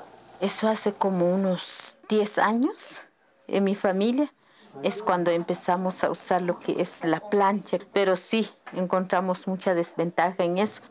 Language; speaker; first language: Spanish; non-native, local second language; Kʼicheʼ